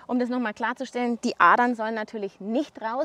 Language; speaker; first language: German; native; German